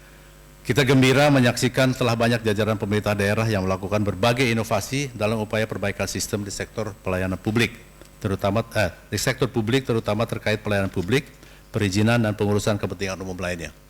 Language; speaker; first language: Indonesian; native; Indonesian